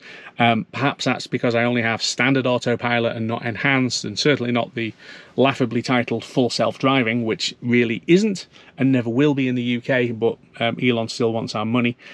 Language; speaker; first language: English; native; English